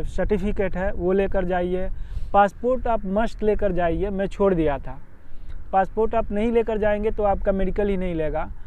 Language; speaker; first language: Hindi; native; Hindi